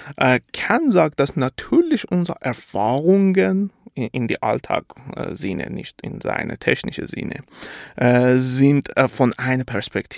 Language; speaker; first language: German; non-native, fluent; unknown